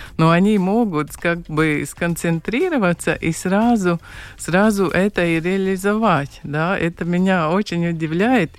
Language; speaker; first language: Russian; non-native, local second language; Latvian